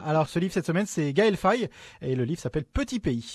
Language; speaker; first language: French; native; French